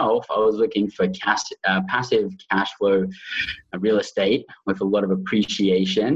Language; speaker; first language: English; native; English